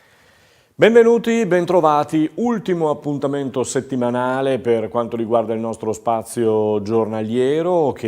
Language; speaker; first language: Italian; native; Italian